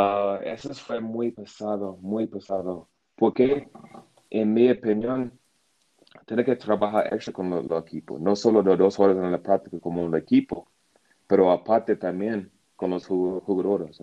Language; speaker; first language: Spanish; non-native, learner; English